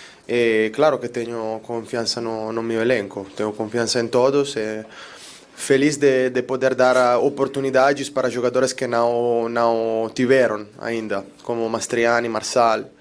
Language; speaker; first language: Portuguese; non-native, learner; Italian